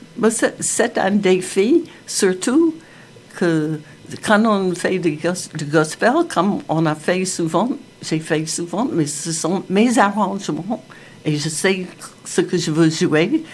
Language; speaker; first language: French; non-native, fluent; English